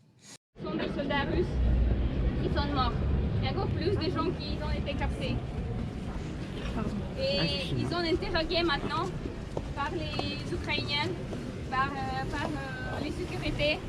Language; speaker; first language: French; non-native, learner; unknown